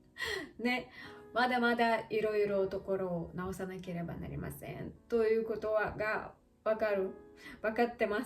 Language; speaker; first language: Japanese; non-native, learner; Russian